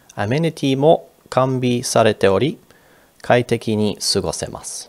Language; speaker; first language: Japanese; non-native, fluent; English